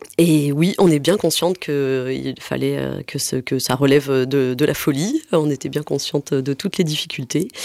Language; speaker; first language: French; native; French